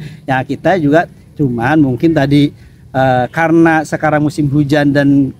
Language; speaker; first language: Indonesian; non-native, local second language; Sundanese